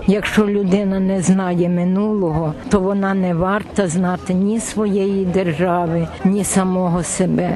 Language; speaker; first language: Ukrainian; native; Ukrainian